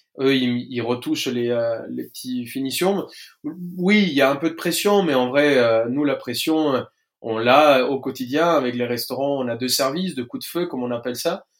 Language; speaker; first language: French; non-native, fluent; Spanish